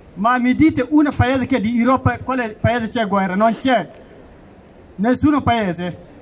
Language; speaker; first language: Italian; non-native, learner; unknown